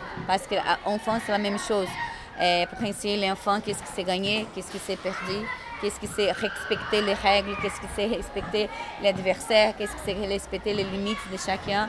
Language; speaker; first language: French; non-native, fluent; Portuguese